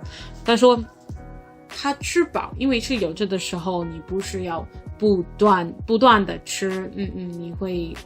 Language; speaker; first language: Chinese; non-native, learner; English